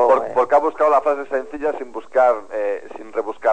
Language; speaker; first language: Spanish; native; Spanish